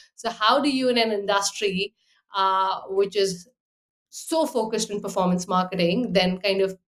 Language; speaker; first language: English; non-native, fluent; Hindi